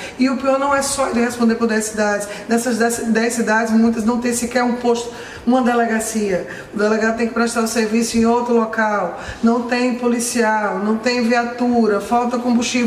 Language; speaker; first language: Portuguese; native; Portuguese